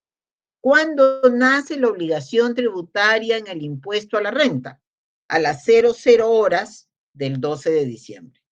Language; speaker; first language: Spanish; native; Spanish